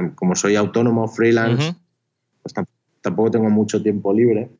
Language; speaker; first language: Spanish; native; Spanish